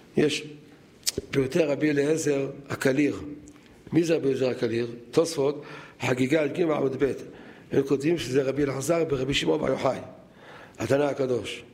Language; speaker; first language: Hebrew; native; Hebrew